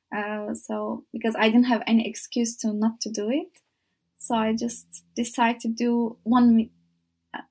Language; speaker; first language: English; non-native, learner; Turkish